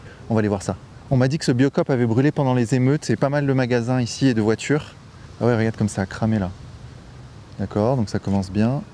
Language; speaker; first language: French; native; French